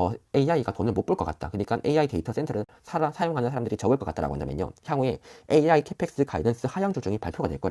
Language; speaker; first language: Korean; native; Korean